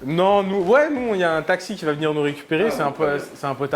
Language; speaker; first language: French; native; French